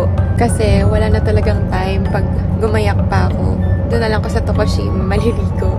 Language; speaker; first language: Filipino; native; Filipino